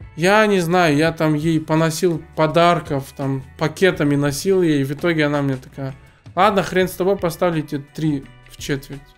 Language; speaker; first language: Russian; early bilingual, other home language; Azerbaijani